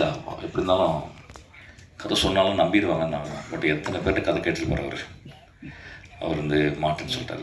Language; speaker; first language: Tamil; native; Tamil